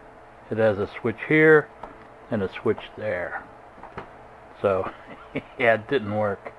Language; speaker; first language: English; native; English